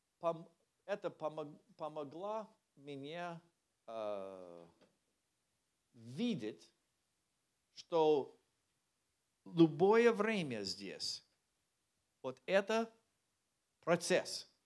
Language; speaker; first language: Russian; non-native, learner; English